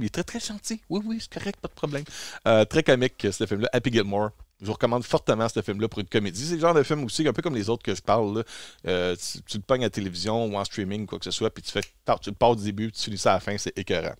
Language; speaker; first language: French; native; French